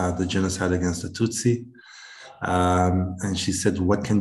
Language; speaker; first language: English; non-native, local second language; Kinyarwanda